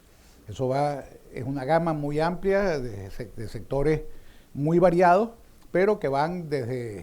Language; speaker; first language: Spanish; native; Spanish